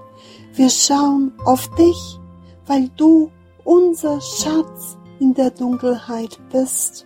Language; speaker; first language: German; non-native, fluent; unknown